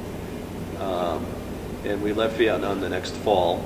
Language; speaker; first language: English; native; English